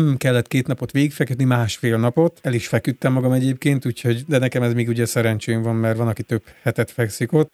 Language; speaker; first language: Hungarian; native; Hungarian